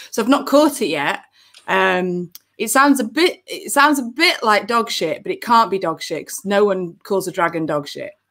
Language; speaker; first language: English; native; English